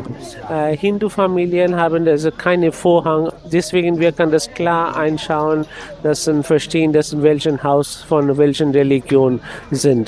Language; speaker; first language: German; non-native, learner; Bangla